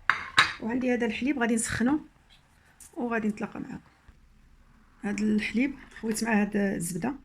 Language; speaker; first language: Arabic; native; Arabic